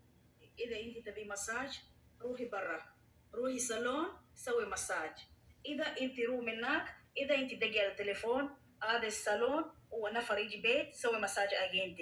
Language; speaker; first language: Arabic; non-native, learner; Amharic